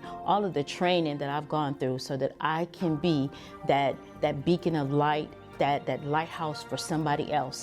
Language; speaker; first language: English; native; English